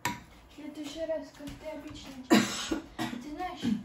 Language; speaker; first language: Russian; early bilingual, heritage; Russian